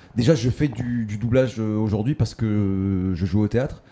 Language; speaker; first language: French; native; French